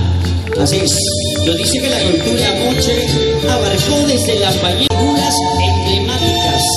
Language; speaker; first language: Spanish; native; Spanish